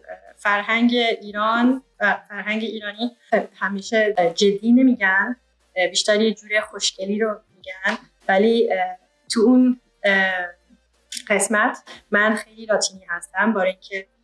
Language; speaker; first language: Persian; early bilingual, heritage; English